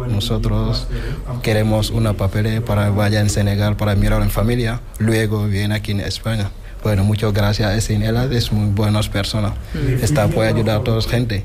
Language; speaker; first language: Spanish; non-native, learner; Wolof